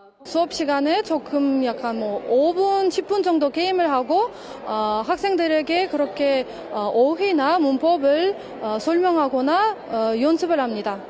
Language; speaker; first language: Korean; non-native, fluent; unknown